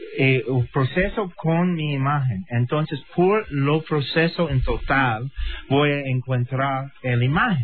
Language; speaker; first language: Spanish; non-native, learner; English